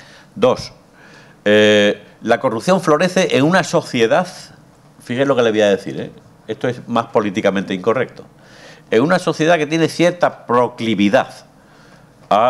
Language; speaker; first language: Spanish; native; Spanish